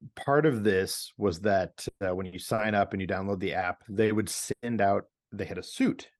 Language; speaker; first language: English; native; English